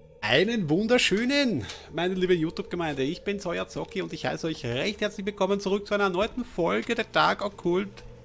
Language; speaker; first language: German; native; German